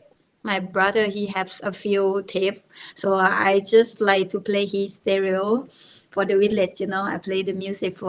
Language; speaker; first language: English; non-native, learner; Thai